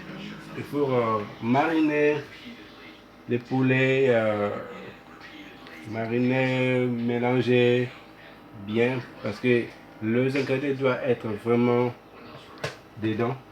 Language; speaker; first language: French; non-native, fluent; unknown